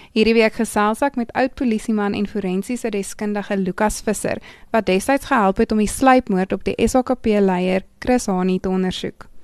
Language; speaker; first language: Afrikaans; native; Afrikaans